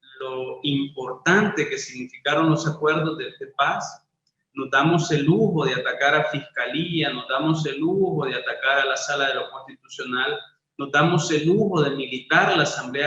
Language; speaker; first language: Spanish; native; Spanish